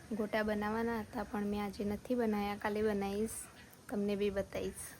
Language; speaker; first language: Gujarati; native; Gujarati